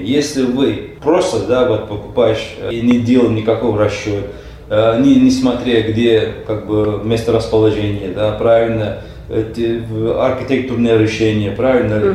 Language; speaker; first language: Russian; non-native, learner; Turkish